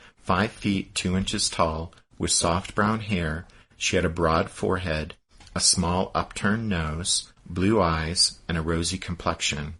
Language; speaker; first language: English; native; English